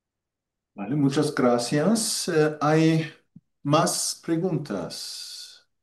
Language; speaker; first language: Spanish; non-native, fluent; German